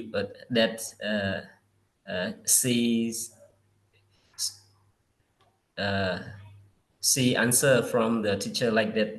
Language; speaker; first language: English; non-native, learner; Khmer